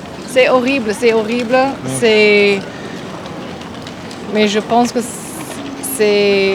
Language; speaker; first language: French; non-native, fluent; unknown